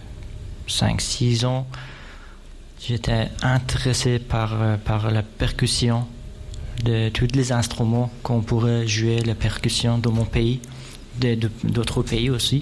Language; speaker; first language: French; non-native, fluent; Persian